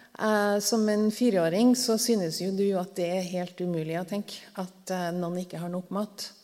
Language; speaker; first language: Norwegian; native; Norwegian